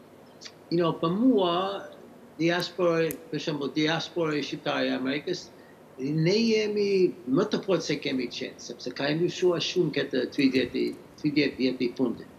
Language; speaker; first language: Albanian; early bilingual, heritage; English